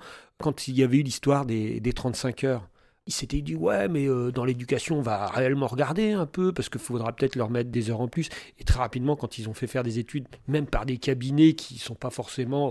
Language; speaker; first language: French; native; French